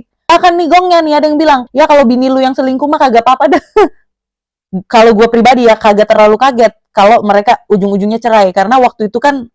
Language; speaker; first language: Indonesian; native; Indonesian